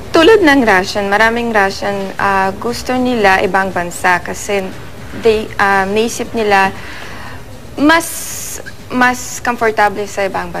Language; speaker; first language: Filipino; non-native, learner; Russian